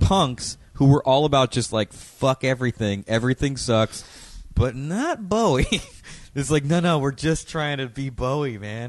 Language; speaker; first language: English; native; English